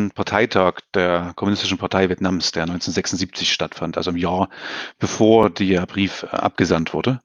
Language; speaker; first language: German; native; German